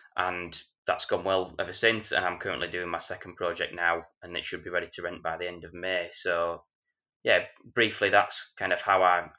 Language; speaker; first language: English; native; English